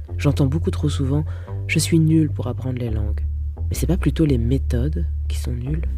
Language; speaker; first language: French; native; French